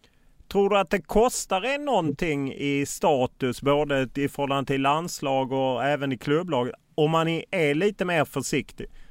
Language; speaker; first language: Swedish; native; Swedish